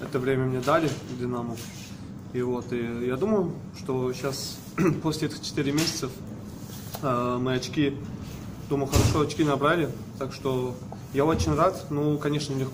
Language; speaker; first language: Russian; non-native, learner; German